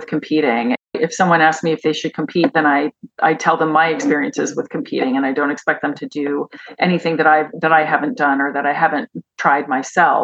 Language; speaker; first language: English; native; English